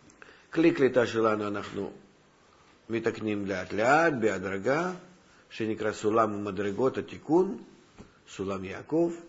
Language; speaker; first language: Hebrew; non-native, fluent; Russian